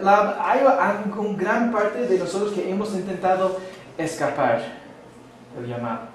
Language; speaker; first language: Spanish; non-native, fluent; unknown